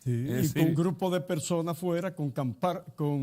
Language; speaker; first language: Spanish; native; Spanish